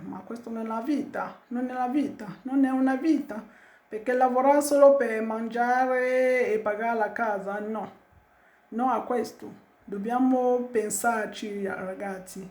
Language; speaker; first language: Italian; non-native, learner; French